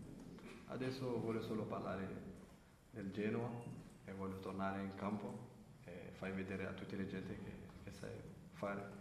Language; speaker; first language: Italian; non-native, learner; French